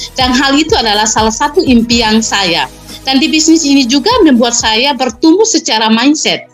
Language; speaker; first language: Indonesian; non-native, local second language; Tetum